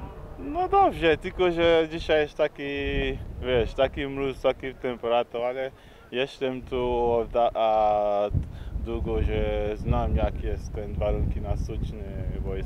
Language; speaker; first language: Polish; non-native, learner; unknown